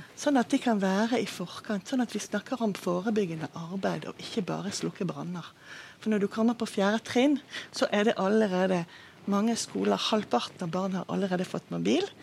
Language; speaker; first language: Norwegian; non-native, fluent; Hebrew